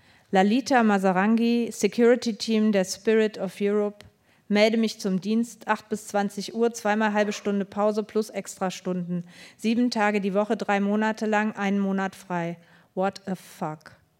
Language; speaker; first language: German; native; German